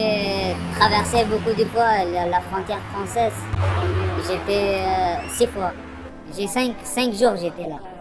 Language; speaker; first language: French; non-native, learner; Arabic